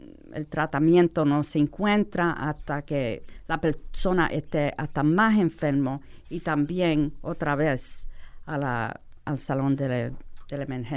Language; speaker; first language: Spanish; non-native, fluent; English